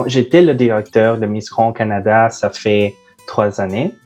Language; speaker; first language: French; non-native, fluent; Spanish